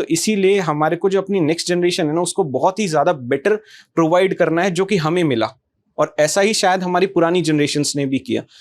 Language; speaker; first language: Hindi; native; Hindi